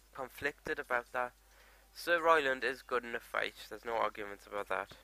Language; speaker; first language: English; native; English